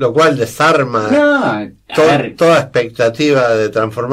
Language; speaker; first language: Spanish; native; Spanish